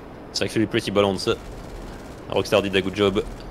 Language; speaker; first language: English; non-native, fluent; French